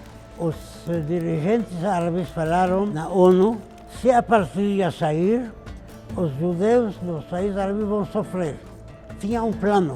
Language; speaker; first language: Portuguese; non-native, fluent; Arabic